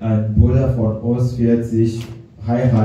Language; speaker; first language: German; non-native, learner; French